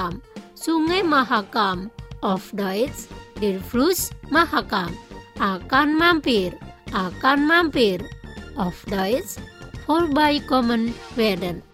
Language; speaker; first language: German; non-native, fluent; Indonesian